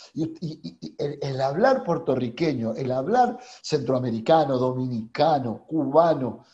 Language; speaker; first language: Spanish; native; Spanish